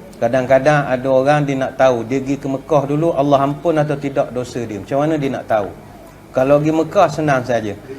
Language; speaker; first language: Malay; native; Malay